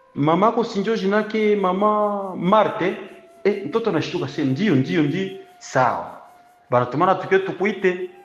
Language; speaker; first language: Swahili; native; Swahili